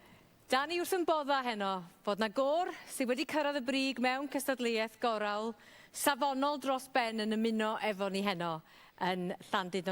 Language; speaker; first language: Welsh; native; Welsh